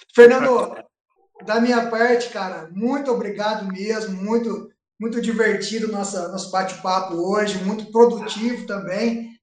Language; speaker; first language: Portuguese; native; Portuguese